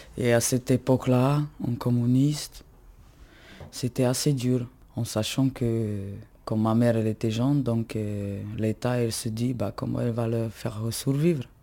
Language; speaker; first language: French; non-native, fluent; Romany